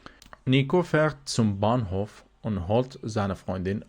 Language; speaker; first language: German; non-native, fluent; Persian